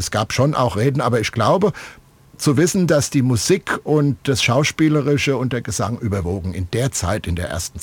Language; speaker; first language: German; native; German